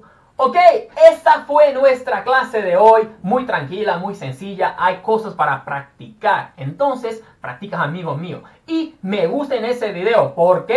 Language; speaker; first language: Spanish; non-native, fluent; Portuguese